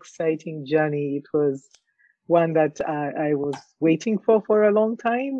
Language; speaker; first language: English; non-native, local second language; Ganda